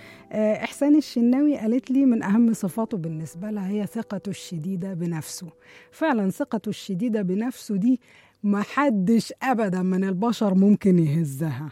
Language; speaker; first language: Arabic; native; Arabic